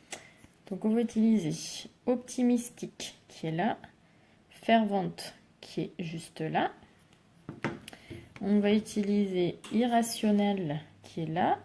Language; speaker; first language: French; native; French